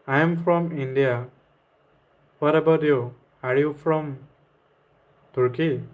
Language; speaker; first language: English; non-native, local second language; Assamese